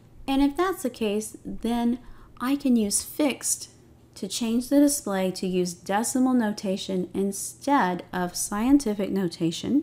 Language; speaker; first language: English; native; English